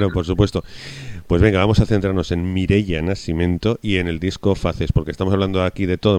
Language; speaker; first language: Spanish; native; Spanish